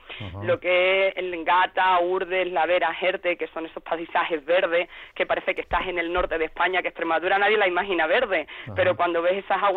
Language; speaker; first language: Spanish; native; Spanish